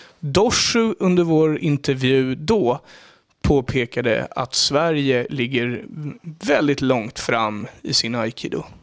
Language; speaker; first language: Swedish; native; Swedish